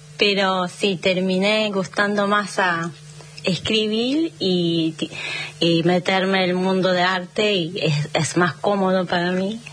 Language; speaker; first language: Spanish; non-native, learner; Japanese